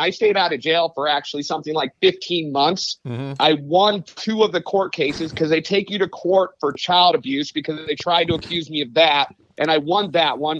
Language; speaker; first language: English; native; English